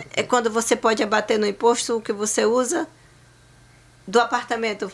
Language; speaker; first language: Portuguese; native; Portuguese